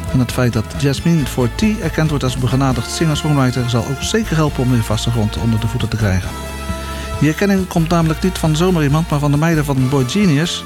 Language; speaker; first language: Dutch; native; Dutch